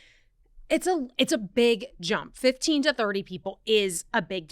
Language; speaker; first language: English; native; English